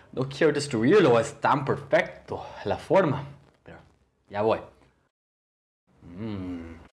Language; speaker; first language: Spanish; non-native, learner; English